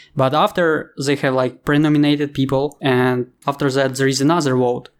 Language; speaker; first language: English; non-native, fluent; Ukrainian